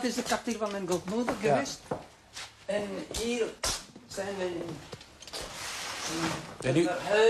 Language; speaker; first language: Dutch; non-native, local second language; French